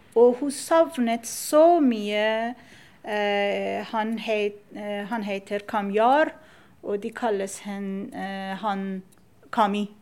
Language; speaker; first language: Norwegian; non-native, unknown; Persian